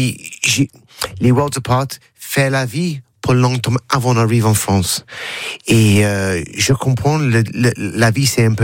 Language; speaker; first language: French; non-native, learner; English